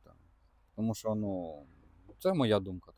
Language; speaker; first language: Ukrainian; non-native, local second language; Russian